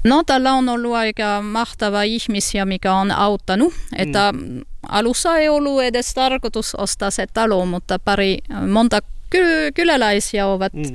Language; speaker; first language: Finnish; non-native, learner; French